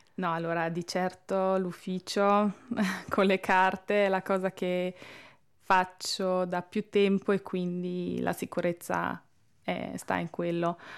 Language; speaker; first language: Italian; non-native, local second language; Ladin